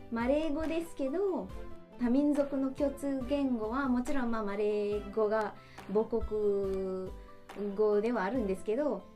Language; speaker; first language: Japanese; non-native, fluent; Malay